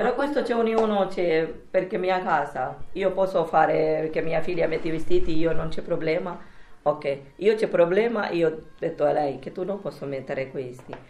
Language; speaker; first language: Italian; non-native, learner; Urdu